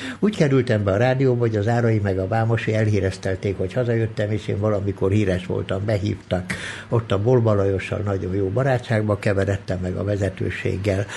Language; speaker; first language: Hungarian; early bilingual, other home language; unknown